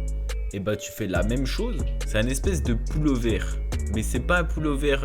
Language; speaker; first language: French; native; French